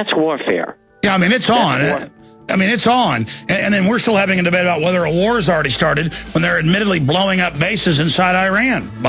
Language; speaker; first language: English; native; English